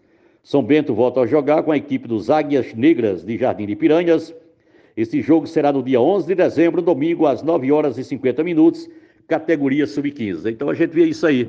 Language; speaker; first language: Portuguese; native; Portuguese